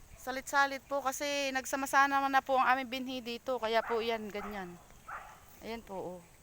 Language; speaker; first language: Filipino; native; Filipino